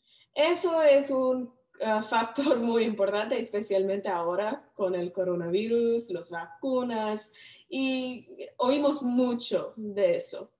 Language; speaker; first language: Spanish; non-native, learner; English